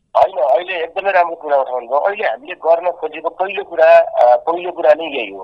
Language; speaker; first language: Nepali; non-native, local second language; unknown